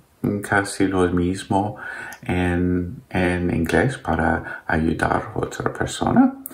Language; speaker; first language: Spanish; non-native, learner; English